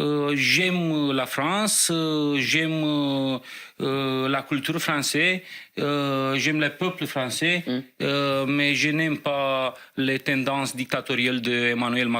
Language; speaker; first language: French; non-native, fluent; Romanian